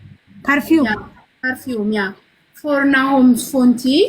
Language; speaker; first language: English; non-native, learner; Amharic